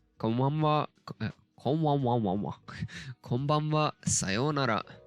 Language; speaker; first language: Japanese; non-native, learner; Turkish